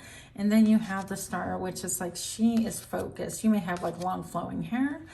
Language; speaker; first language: English; native; English